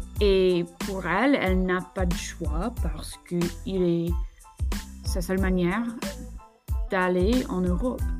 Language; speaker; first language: French; non-native, fluent; English